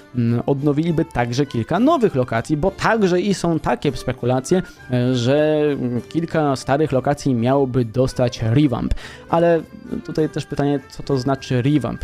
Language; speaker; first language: Polish; native; Polish